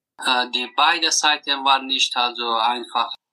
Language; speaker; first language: German; non-native, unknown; Persian